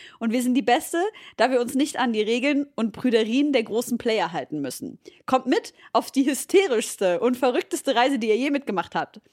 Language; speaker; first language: German; native; German